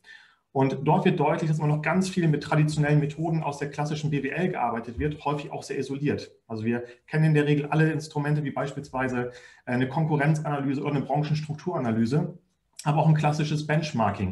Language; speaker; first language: German; native; German